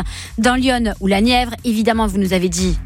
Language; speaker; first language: French; native; French